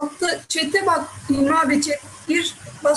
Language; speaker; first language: Turkish; native; Turkish